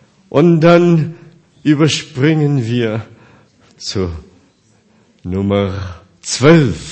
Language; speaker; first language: German; non-native, fluent; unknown